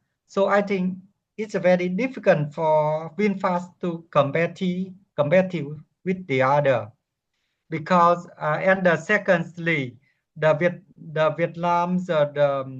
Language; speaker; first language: English; non-native, learner; Vietnamese